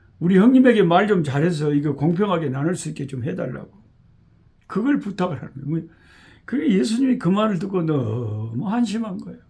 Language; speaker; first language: Korean; native; Korean